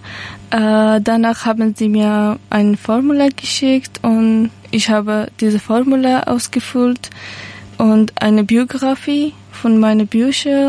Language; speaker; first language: German; non-native, learner; Persian